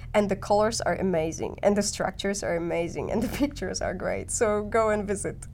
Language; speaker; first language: English; non-native, fluent; Polish